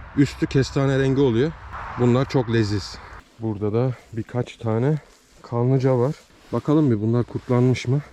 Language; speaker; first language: Turkish; early bilingual, heritage; Turkish